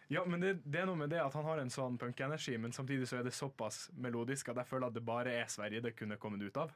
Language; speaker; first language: Norwegian; native; Norwegian